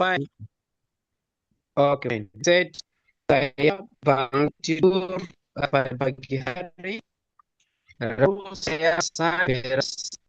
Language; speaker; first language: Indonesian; non-native, learner; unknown